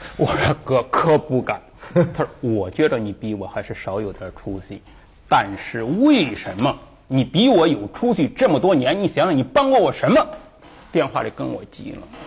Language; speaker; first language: Chinese; native; Chinese